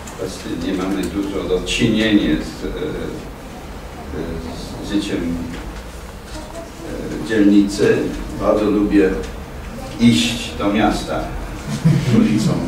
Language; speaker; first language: Polish; non-native, fluent; English